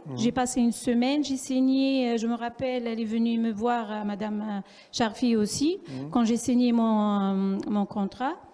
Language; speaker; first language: French; non-native, local second language; Arabic